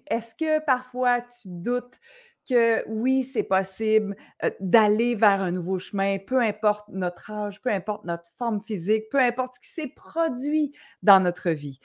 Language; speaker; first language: French; native; French